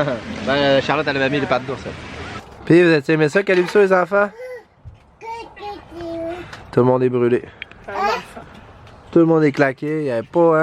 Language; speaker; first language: French; native; French